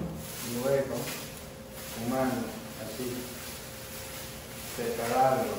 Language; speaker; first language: Spanish; non-native, learner; Chinese